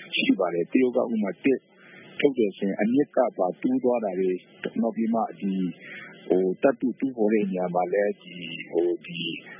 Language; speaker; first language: Burmese; non-native, local second language; Kachin